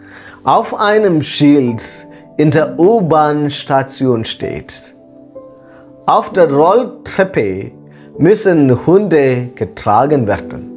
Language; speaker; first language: German; non-native, fluent; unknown